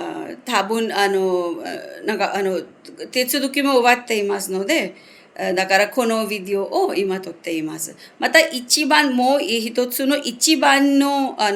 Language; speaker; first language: Japanese; non-native, fluent; Hindi